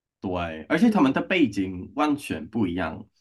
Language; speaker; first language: Chinese; non-native, learner; English